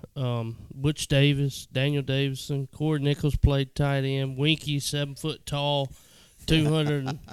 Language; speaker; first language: English; native; English